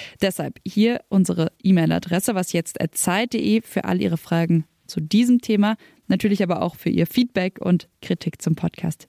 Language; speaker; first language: German; native; German